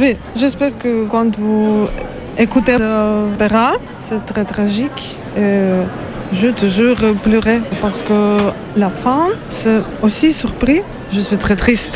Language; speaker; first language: French; non-native, learner; Ukrainian